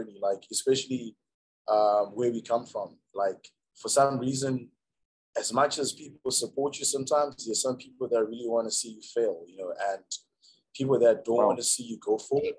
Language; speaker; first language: English; non-native, local second language; Shona